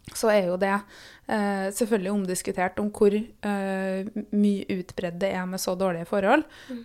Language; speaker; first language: Norwegian; native; Norwegian